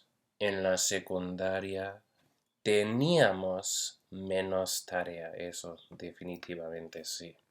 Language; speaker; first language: Spanish; non-native, fluent; English